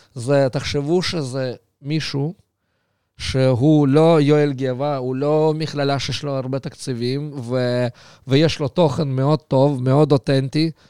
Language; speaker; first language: Hebrew; early bilingual, other home language; Russian